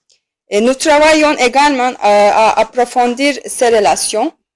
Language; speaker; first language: French; non-native, fluent; Turkish